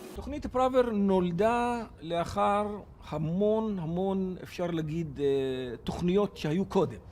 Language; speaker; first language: Hebrew; non-native, local second language; Arabic